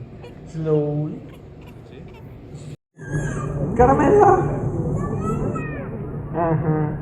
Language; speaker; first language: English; non-native, learner; Italian